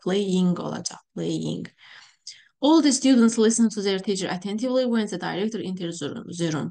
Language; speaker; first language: English; non-native, fluent; Azerbaijani